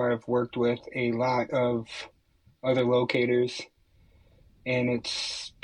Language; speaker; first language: English; native; English